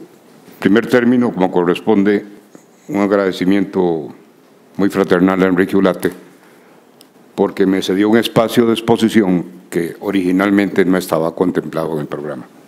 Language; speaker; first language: Spanish; native; Spanish